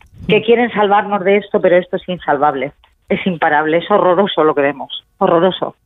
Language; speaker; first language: Spanish; native; Spanish